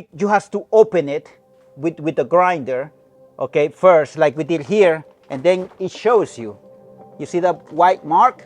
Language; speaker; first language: English; non-native, fluent; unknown